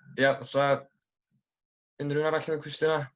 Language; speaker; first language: Welsh; native; Welsh